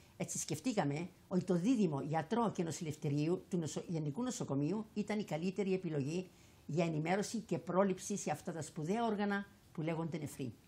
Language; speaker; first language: Greek; native; Greek